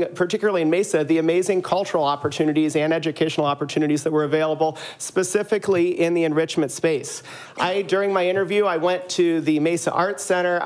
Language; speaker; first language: English; native; English